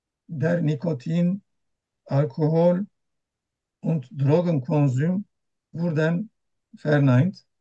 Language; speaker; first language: German; non-native, learner; Turkish